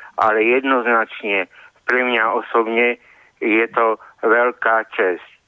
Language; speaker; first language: Slovak; native; Slovak